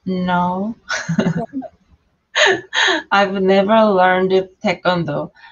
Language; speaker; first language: English; non-native, learner; Korean